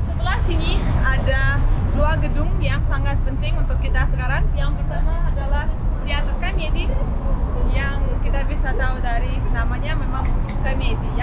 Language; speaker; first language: Indonesian; non-native, fluent; Russian